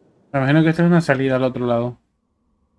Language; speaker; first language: Spanish; native; Spanish